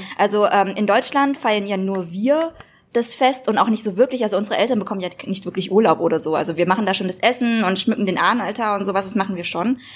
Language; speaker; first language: German; early bilingual, other home language; Vietnamese